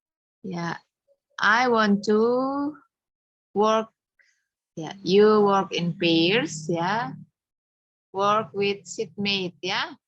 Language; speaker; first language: English; non-native, fluent; Indonesian